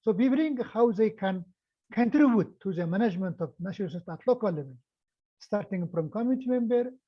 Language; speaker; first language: English; non-native, learner; Mongolian